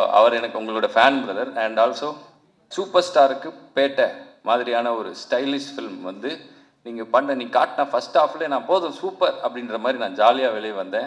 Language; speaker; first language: Tamil; native; Tamil